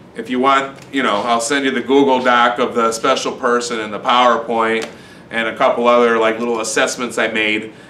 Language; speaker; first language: English; native; English